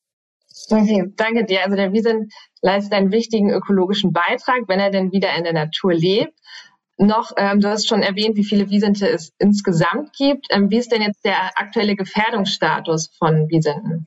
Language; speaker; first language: German; native; German